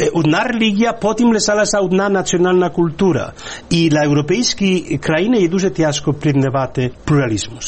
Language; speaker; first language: Ukrainian; non-native, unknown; Spanish